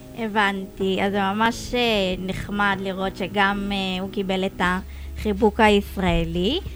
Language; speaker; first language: Hebrew; native; Hebrew